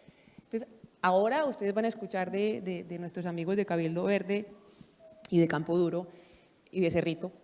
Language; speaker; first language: Spanish; native; Spanish